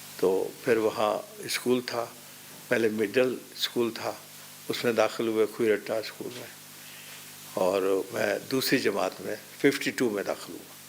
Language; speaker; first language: Urdu; non-native, local second language; Pahari-Potwari